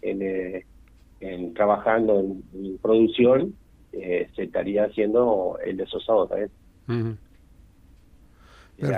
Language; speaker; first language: Spanish; native; Spanish